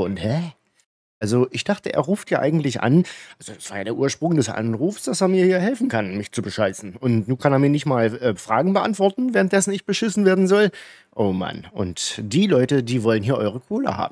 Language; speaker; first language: German; native; German